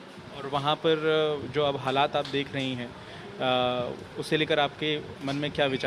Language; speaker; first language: Hindi; native; Hindi